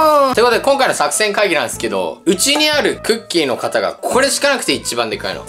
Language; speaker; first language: Japanese; native; Japanese